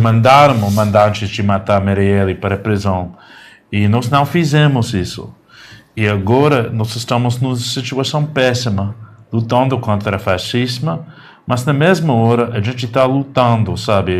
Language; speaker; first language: Portuguese; non-native, learner; English